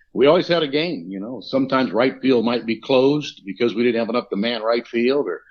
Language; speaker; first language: English; native; English